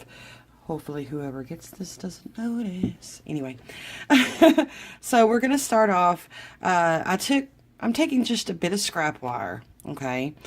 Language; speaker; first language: English; native; English